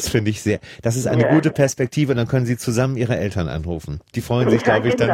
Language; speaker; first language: German; native; German